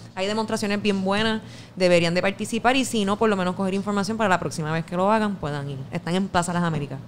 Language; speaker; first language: Spanish; native; Spanish